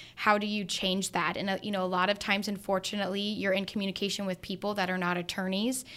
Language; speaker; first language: English; native; English